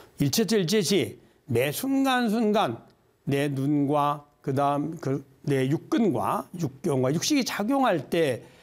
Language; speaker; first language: Korean; native; Korean